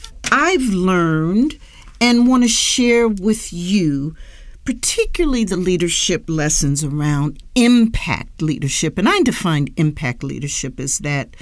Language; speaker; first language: English; native; English